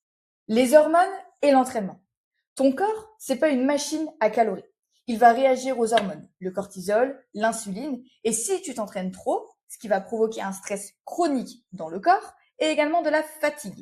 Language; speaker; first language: French; native; French